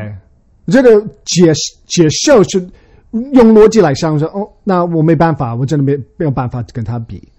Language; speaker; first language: Chinese; early bilingual, heritage; Chinese